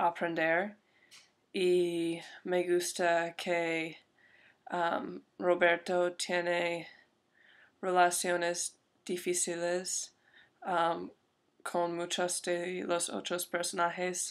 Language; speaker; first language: Spanish; non-native, learner; English